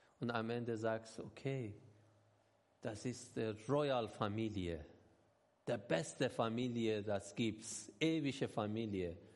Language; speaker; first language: German; non-native, learner; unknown